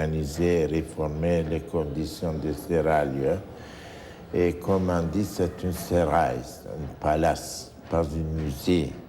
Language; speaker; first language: French; non-native, fluent; Turkish